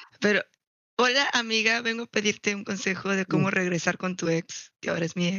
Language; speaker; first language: Spanish; native; Spanish